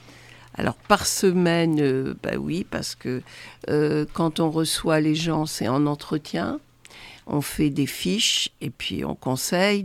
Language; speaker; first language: French; native; French